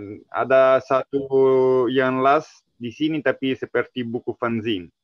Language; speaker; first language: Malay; non-native, learner; Italian